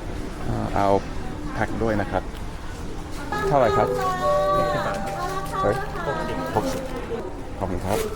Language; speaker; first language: Thai; non-native, learner; English